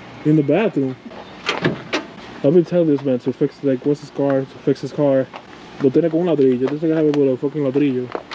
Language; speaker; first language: English; early bilingual, other home language; Spanish